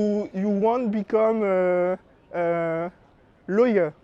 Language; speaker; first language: English; non-native, learner; French